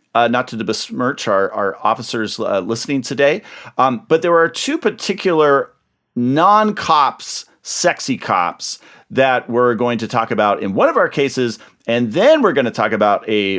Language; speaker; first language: English; native; English